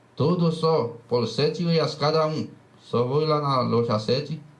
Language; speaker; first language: Portuguese; non-native, learner; Haitian Creole